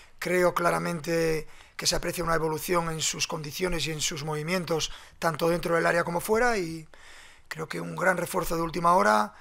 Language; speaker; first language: Spanish; native; Spanish